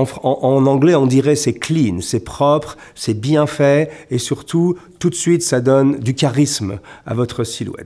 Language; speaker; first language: French; native; French